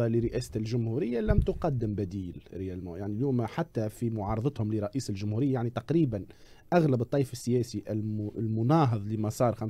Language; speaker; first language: Arabic; native; Arabic